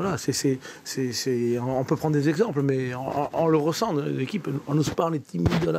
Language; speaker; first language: French; native; French